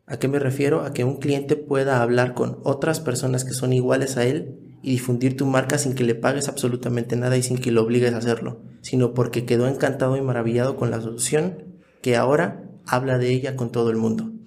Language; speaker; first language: Spanish; native; Spanish